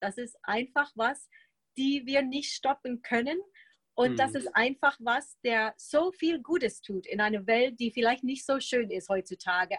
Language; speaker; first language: German; non-native, fluent; English